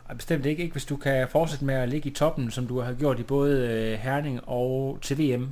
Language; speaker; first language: Danish; native; Danish